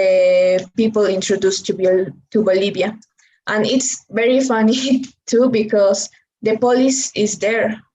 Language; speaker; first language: English; non-native, learner; Spanish